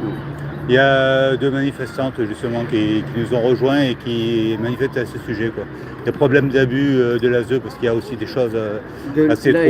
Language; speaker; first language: French; native; French